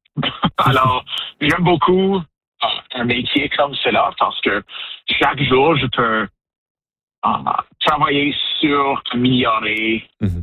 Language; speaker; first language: French; non-native, local second language; English